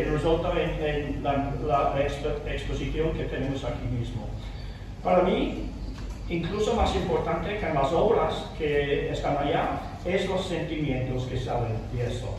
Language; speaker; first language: Spanish; non-native, fluent; English